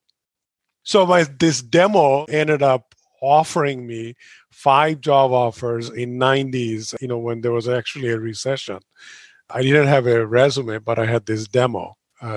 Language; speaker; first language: English; non-native, local second language; Bangla